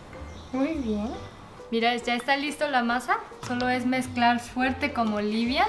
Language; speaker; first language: Spanish; non-native, fluent; Korean